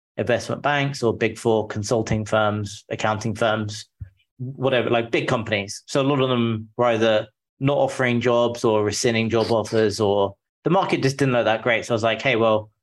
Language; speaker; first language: English; native; English